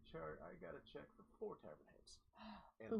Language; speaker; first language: English; native; English